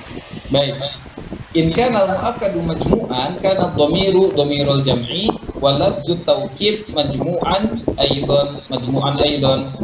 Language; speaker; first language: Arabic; non-native, fluent; Malay